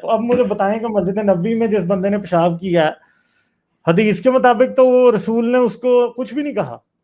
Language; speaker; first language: Urdu; native; Urdu